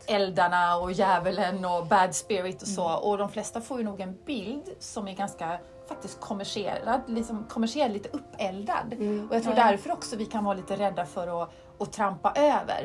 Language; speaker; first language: Swedish; native; Swedish